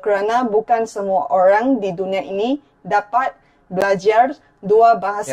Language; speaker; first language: Indonesian; non-native, fluent; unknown